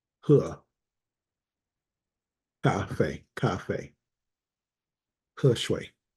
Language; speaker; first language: Chinese; non-native, learner; English